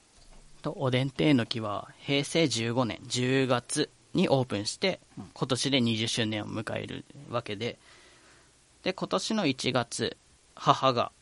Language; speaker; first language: Japanese; native; Japanese